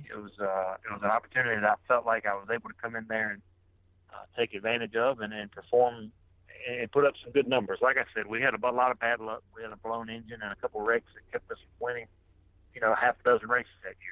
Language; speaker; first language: English; native; English